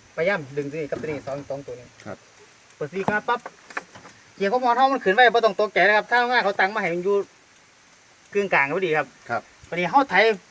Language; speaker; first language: Thai; non-native, local second language; Northeastern Thai